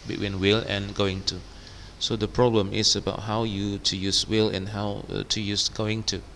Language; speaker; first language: English; non-native, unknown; Indonesian